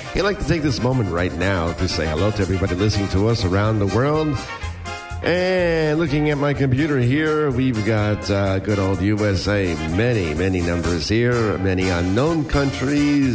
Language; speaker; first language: English; early bilingual, other home language; Polish